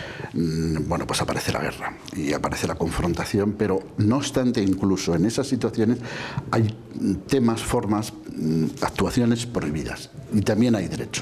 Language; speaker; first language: Spanish; native; Spanish